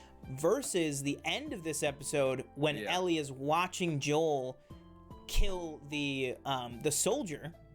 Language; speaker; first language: English; native; English